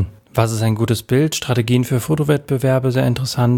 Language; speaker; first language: German; native; German